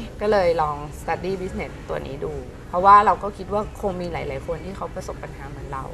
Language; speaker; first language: Thai; native; Thai